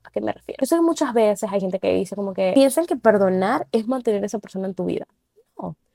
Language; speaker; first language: Spanish; native; Spanish